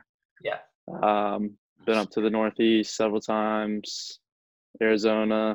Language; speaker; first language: English; native; English